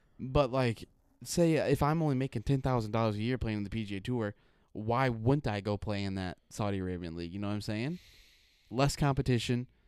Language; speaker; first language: English; native; English